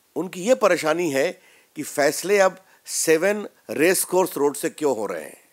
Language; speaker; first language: Hindi; native; Hindi